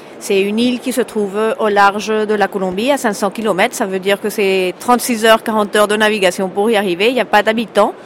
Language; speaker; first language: French; early bilingual, heritage; French